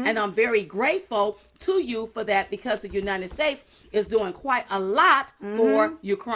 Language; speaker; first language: English; native; English